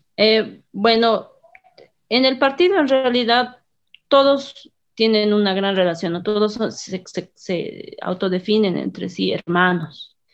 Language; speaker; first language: Spanish; native; Spanish